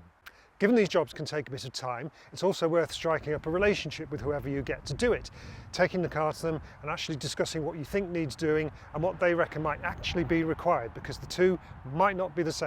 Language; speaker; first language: English; native; English